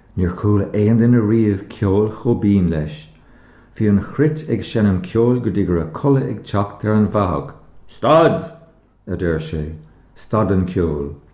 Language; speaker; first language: Irish; native; Irish